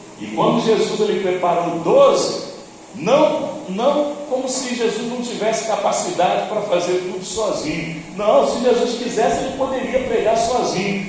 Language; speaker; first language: Portuguese; native; Portuguese